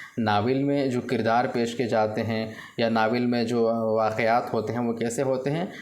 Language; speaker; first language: Urdu; native; Urdu